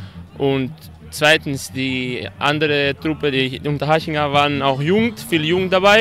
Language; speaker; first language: German; non-native, fluent; Greek